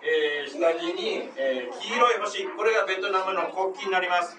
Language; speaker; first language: Japanese; native; Japanese